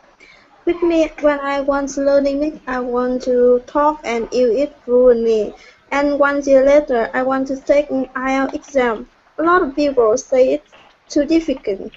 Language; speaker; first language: English; non-native, learner; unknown